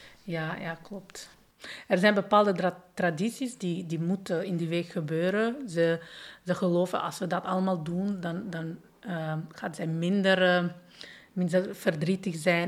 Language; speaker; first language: Dutch; non-native, fluent; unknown